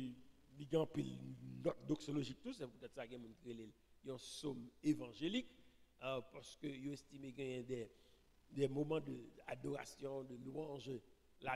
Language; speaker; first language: French; non-native, local second language; Haitian Creole